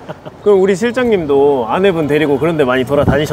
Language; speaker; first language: Korean; native; Korean